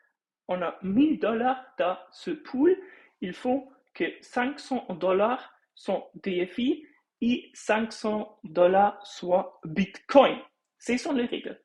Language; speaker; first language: French; non-native, fluent; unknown